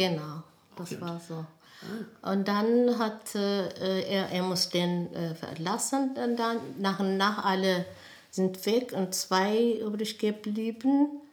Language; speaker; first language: German; non-native, learner; Amharic